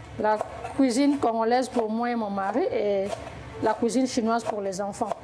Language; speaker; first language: French; non-native, local second language; Lingala